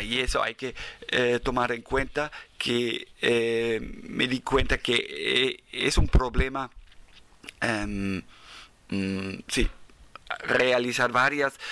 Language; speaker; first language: Spanish; non-native, fluent; German